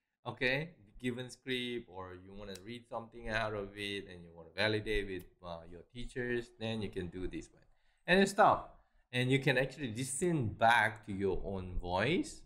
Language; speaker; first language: English; non-native, fluent; Korean